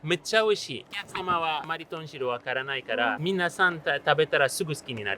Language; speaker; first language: Japanese; non-native, learner; Arabic